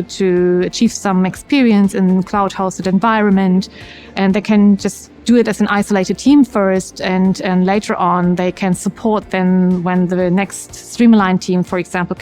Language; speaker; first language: English; non-native, fluent; German